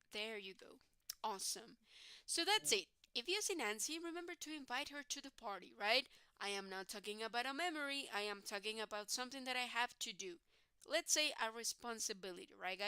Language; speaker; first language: English; non-native, fluent; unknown